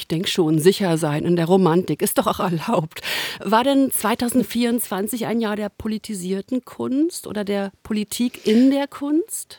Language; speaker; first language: German; native; German